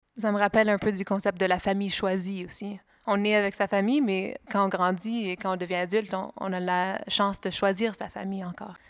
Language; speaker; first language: French; native; French